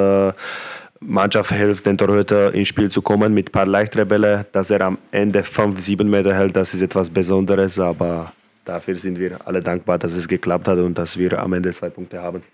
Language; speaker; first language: German; non-native, fluent; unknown